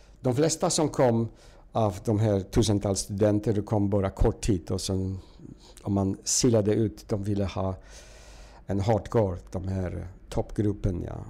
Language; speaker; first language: Swedish; non-native, fluent; Polish